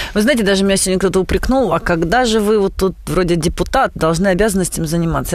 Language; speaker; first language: Russian; native; Russian